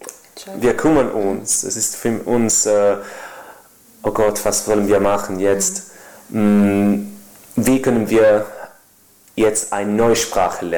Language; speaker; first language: German; non-native, learner; Spanish